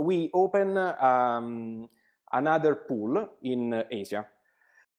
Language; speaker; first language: English; non-native, learner; Italian